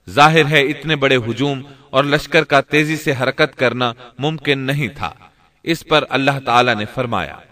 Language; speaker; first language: Urdu; native; Urdu